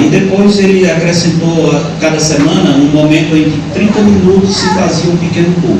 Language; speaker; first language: Portuguese; native; Portuguese